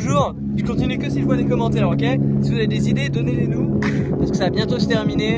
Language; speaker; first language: French; native; French